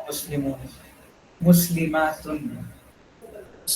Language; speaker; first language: Arabic; non-native, learner; Urdu